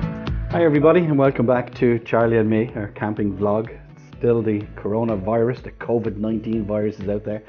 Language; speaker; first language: English; native; English